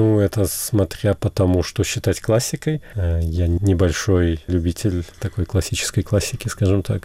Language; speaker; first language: Russian; native; Russian